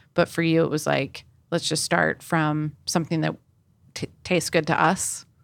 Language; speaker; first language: English; native; English